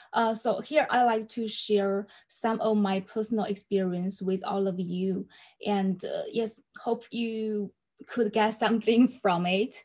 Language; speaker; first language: English; non-native, fluent; Chinese